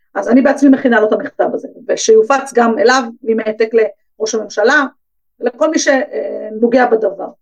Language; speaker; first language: Hebrew; native; Hebrew